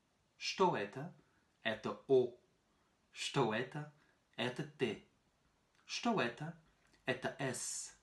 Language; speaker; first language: Russian; non-native, fluent; French